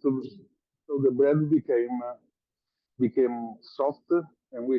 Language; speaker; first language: English; non-native, learner; Italian